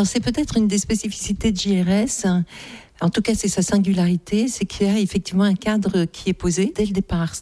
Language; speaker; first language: French; native; French